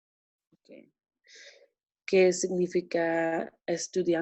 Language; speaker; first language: Spanish; non-native, learner; English